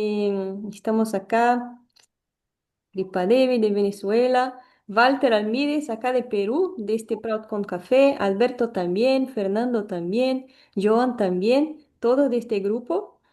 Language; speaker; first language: Spanish; non-native, fluent; Portuguese